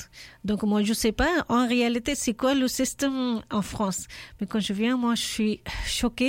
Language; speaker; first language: French; non-native, learner; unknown